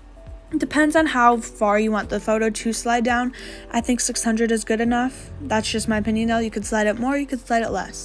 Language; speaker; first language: English; native; English